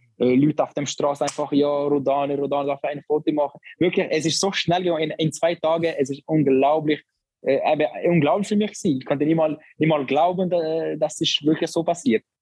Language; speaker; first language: German; non-native, learner; Albanian